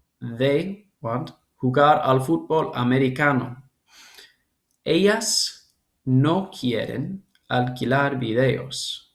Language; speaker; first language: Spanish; non-native, fluent; English